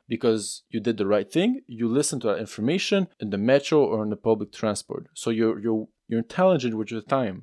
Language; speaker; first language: English; non-native, fluent; French